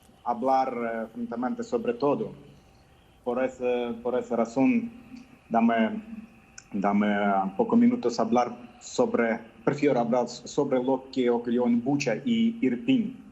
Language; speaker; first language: Spanish; non-native, fluent; Ukrainian